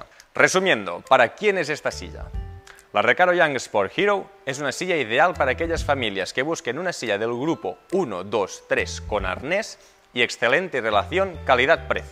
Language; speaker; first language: Spanish; native; Spanish